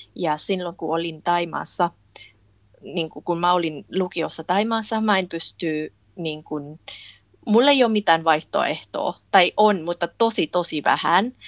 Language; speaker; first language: Finnish; non-native, fluent; Thai